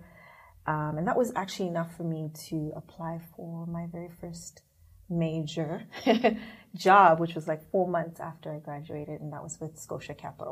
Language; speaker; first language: English; non-native, local second language; Shona